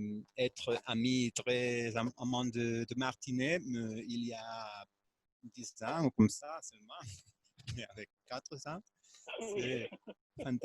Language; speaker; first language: French; non-native, fluent; Spanish